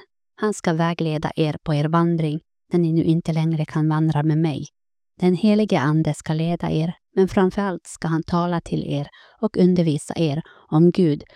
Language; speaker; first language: Swedish; native; Swedish